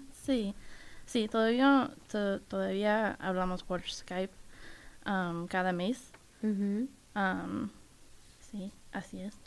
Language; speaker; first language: Spanish; non-native, fluent; English